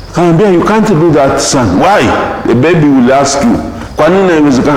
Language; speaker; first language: English; non-native, local second language; Swahili